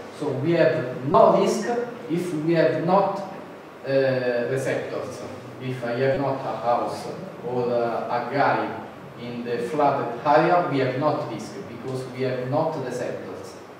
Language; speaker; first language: English; non-native, fluent; Italian